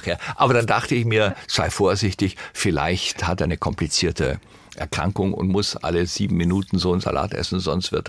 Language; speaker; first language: German; native; German